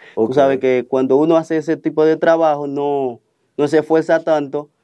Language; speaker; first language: Spanish; non-native, fluent; Haitian Creole